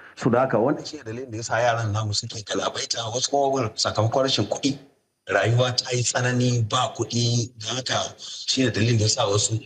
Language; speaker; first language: Hausa; native; Hausa